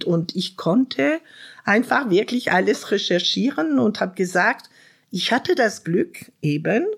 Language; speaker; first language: German; non-native, fluent; French